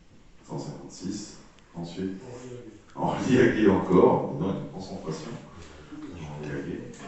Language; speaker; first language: French; native; French